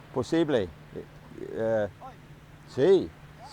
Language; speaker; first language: Spanish; non-native, learner; English